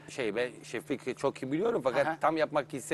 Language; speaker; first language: Turkish; non-native, learner; Italian